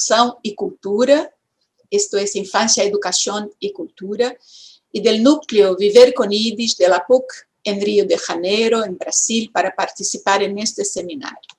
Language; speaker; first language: Spanish; non-native, fluent; Portuguese